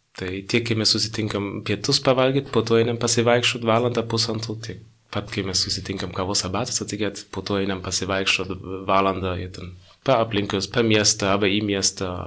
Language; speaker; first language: Lithuanian; non-native, fluent; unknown